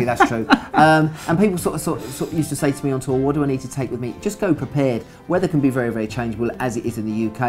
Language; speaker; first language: English; native; English